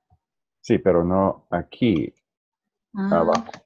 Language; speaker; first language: Spanish; non-native, learner; English